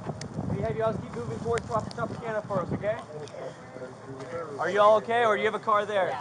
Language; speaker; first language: English; native; English